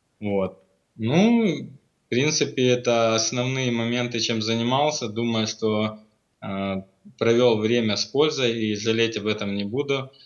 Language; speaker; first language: Russian; native; Russian